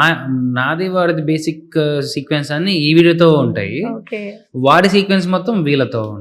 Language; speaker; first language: Telugu; native; Telugu